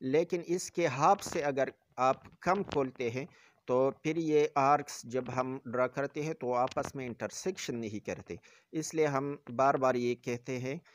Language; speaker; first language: Urdu; non-native, local second language; Pashto